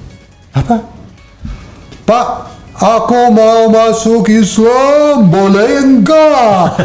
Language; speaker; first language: Indonesian; non-native, learner; English